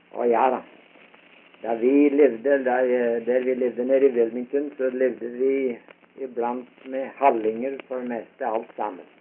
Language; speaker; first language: Norwegian; early bilingual, heritage; Norwegian